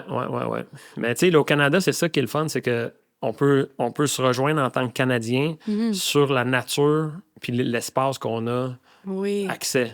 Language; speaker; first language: French; native; French